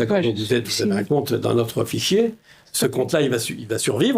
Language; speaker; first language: French; native; French